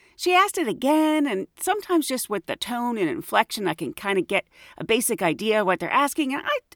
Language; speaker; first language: English; native; English